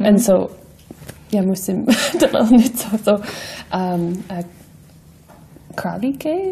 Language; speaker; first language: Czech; non-native, learner; English